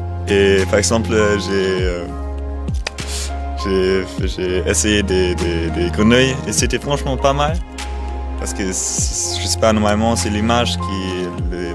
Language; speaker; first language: French; non-native, learner; German